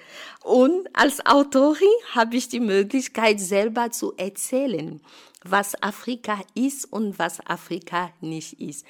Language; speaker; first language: German; non-native, fluent; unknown